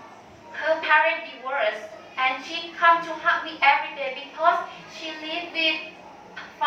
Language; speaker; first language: English; non-native, learner; Thai